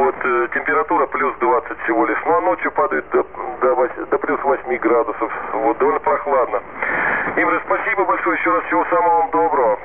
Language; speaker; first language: Russian; native; Russian